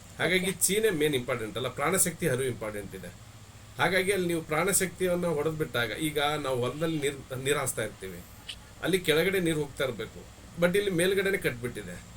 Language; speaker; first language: Kannada; native; Kannada